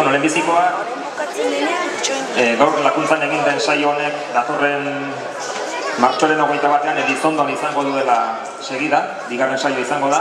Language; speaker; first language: Basque; native; Basque